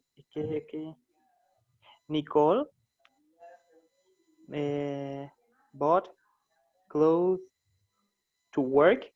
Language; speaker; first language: English; non-native, learner; Spanish